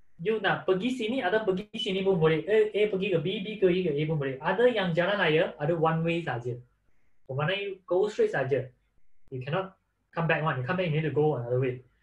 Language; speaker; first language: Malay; non-native, local second language; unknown